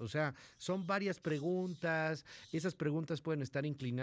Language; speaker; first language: Spanish; native; Spanish